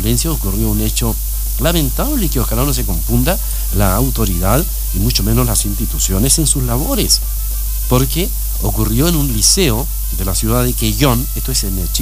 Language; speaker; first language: Spanish; native; Spanish